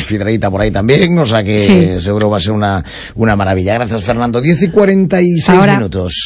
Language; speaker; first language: Spanish; native; Spanish